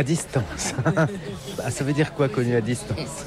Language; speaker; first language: French; native; French